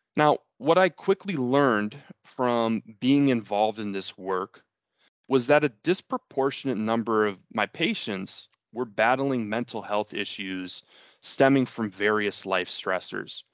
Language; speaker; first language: English; early bilingual, other home language; Spanish